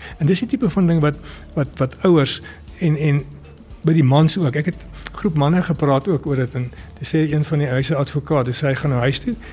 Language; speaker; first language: Afrikaans; early bilingual, other home language; English